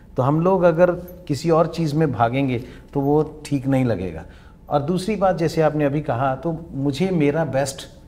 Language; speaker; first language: Hindi; non-native, local second language; Punjabi